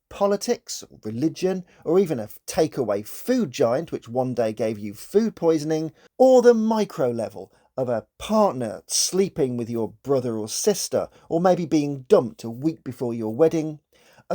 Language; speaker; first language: English; native; English